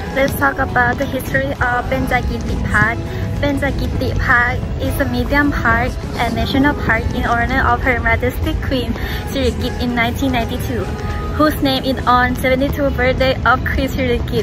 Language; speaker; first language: English; non-native, learner; Thai